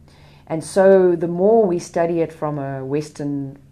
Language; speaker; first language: English; native; English